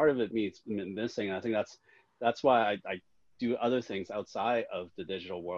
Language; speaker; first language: English; non-native, local second language; Cantonese